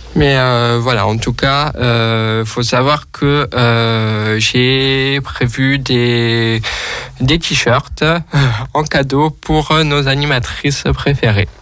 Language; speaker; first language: French; native; French